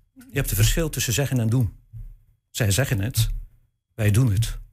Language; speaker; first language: Dutch; native; Dutch